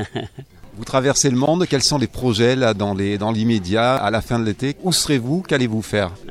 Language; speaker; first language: French; native; French